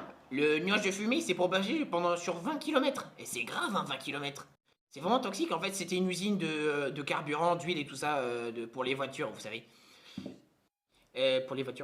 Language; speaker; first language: French; native; French